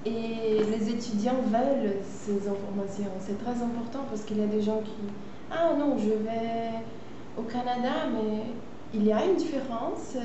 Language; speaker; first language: French; non-native, fluent; Portuguese